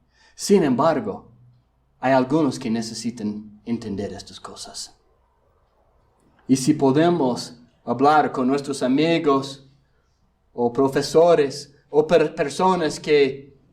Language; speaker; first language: Spanish; non-native, fluent; English